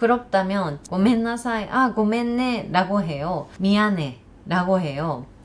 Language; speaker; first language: Korean; non-native, learner; Japanese